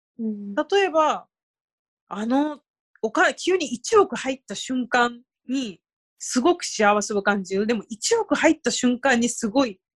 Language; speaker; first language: Japanese; native; Japanese